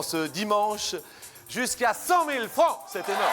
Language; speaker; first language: French; native; French